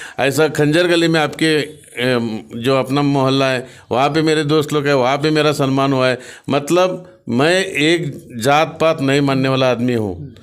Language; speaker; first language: Hindi; non-native, local second language; Marathi